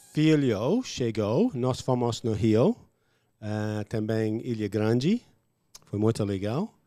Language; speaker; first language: Portuguese; non-native, learner; English